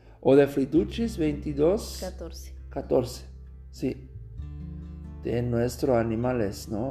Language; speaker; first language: Spanish; non-native, learner; German